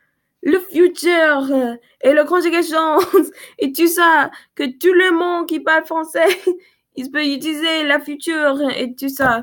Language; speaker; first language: French; non-native, learner; English